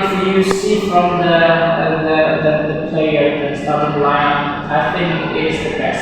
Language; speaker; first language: English; non-native, fluent; Indonesian